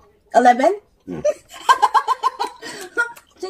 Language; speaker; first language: Korean; non-native, learner; Filipino